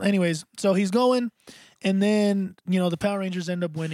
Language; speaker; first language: English; native; English